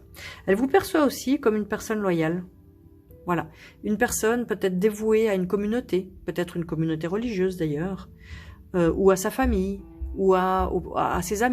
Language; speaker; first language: French; native; French